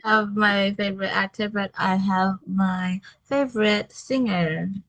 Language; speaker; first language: English; non-native, learner; Vietnamese